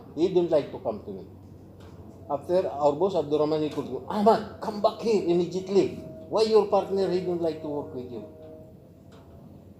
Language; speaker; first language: English; non-native, local second language; Filipino